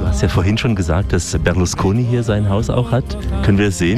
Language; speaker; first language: German; native; German